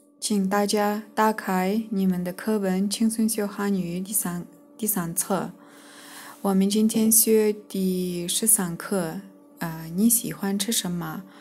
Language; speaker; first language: Chinese; non-native, fluent; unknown